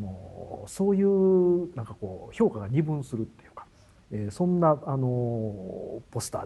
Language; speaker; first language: Japanese; native; Japanese